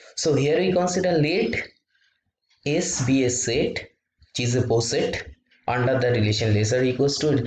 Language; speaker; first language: English; non-native, local second language; Bangla